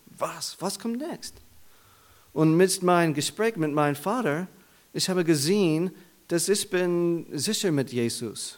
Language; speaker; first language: German; non-native, learner; English